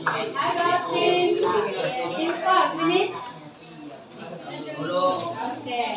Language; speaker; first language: English; non-native, learner; Indonesian